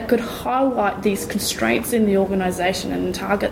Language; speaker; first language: English; native; English